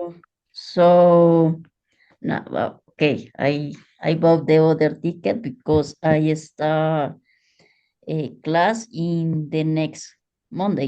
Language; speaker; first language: English; non-native, learner; Spanish